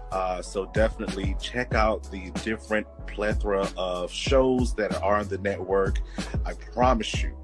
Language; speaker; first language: English; native; English